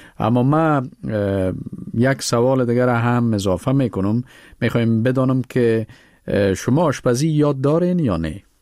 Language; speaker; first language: Persian; native; Persian